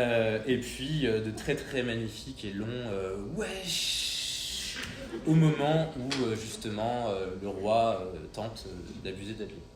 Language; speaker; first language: French; native; French